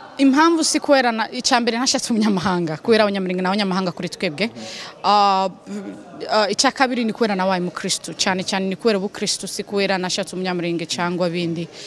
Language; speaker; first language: Kinyarwanda; non-native, learner; Somali